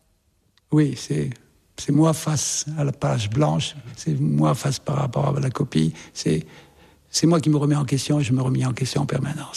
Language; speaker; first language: French; native; French